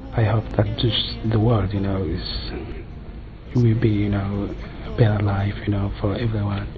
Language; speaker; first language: English; non-native, learner; French